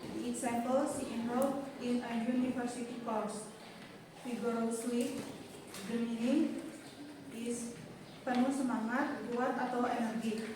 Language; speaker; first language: English; non-native, local second language; Indonesian